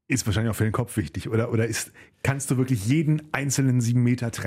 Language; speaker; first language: German; native; German